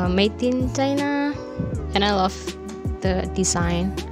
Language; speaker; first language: English; non-native, learner; Indonesian